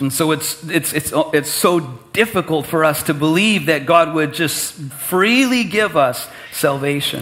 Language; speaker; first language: English; native; English